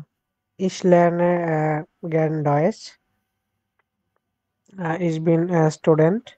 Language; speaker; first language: German; non-native, learner; Bangla